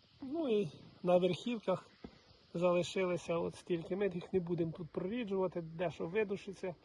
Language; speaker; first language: Ukrainian; native; Ukrainian